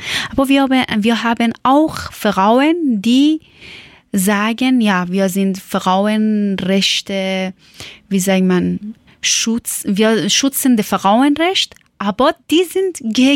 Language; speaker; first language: German; non-native, learner; Persian